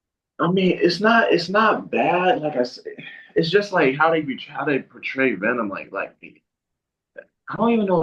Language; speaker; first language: English; native; English